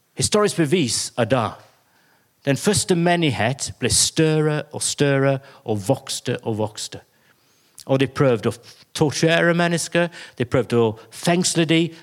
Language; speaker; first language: Norwegian; non-native, fluent; English